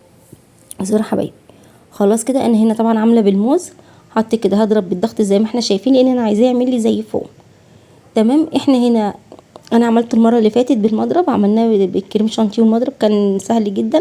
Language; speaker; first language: Arabic; native; Arabic